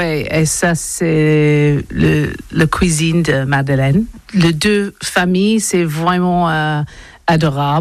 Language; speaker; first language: French; non-native, learner; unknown